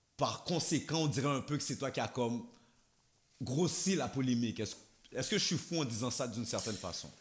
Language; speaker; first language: French; native; French